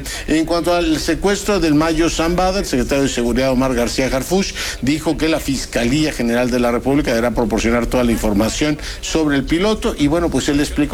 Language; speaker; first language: Spanish; native; Spanish